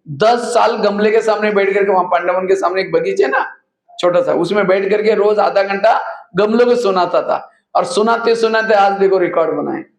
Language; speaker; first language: Hindi; non-native, local second language; Marathi